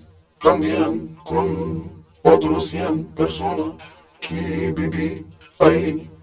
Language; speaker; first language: Spanish; non-native, learner; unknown